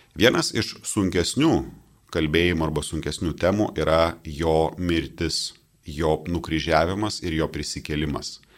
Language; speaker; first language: Lithuanian; non-native, local second language; Polish